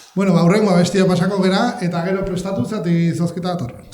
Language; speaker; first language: Basque; native; Basque